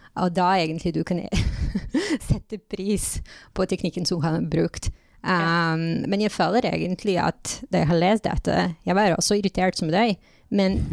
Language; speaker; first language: Norwegian; non-native, fluent; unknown